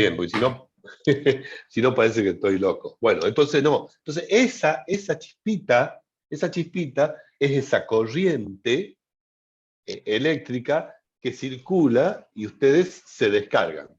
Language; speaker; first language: Spanish; native; Spanish